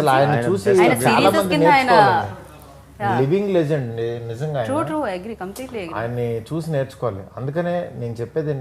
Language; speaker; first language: Telugu; native; Telugu